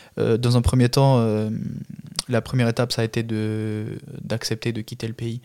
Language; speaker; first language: French; non-native, fluent; Albanian